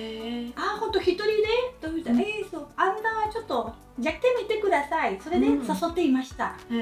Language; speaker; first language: Japanese; non-native, learner; Spanish